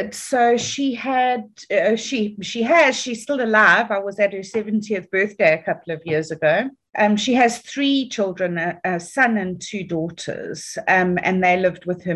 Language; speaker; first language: English; native; English